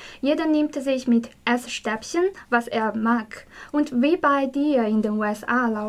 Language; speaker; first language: German; non-native, learner; Chinese